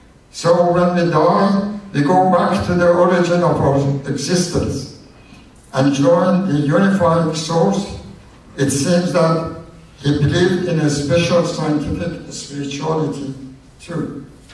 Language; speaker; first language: English; non-native, fluent; Persian